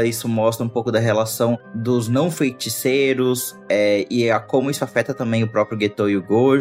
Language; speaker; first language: Portuguese; native; Portuguese